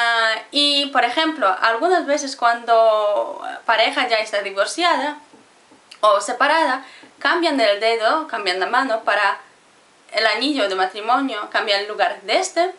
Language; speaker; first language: Spanish; non-native, fluent; Polish